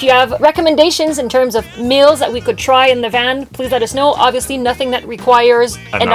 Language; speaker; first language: English; non-native, local second language; French